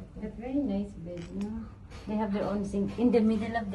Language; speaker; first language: English; non-native, local second language; Filipino